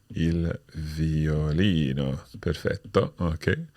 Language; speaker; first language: Italian; non-native, learner; English